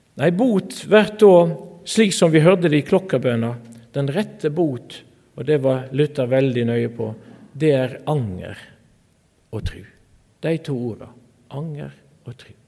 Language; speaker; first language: Norwegian; native; Norwegian